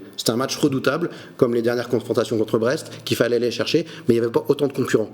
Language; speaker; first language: French; native; French